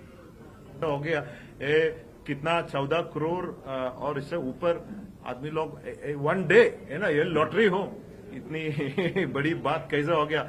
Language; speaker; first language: Hindi; non-native, local second language; Malayalam